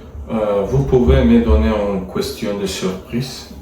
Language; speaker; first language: French; non-native, learner; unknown